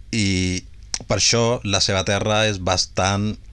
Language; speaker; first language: Catalan; non-native, fluent; Urdu